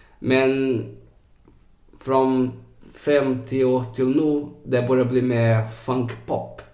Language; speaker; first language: Swedish; non-native, fluent; Portuguese